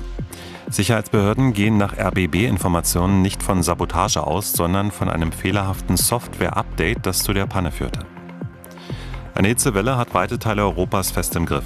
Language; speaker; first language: German; native; German